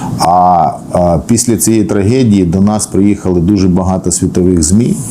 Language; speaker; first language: Ukrainian; non-native, local second language; Russian